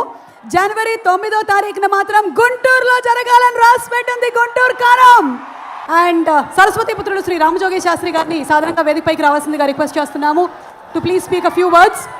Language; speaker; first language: Telugu; native; Telugu